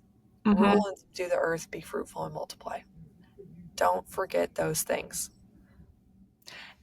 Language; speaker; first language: English; native; English